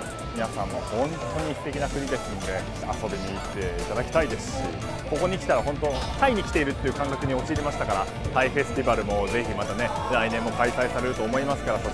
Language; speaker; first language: Japanese; native; Japanese